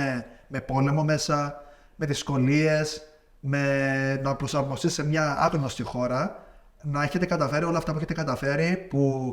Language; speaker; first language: Greek; native; Greek